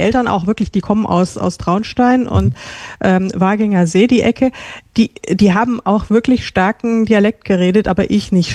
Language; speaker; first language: German; native; German